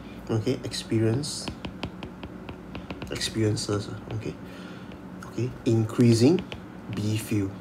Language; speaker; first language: English; non-native, local second language; Chinese